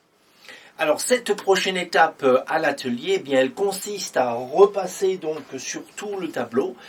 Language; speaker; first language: French; native; French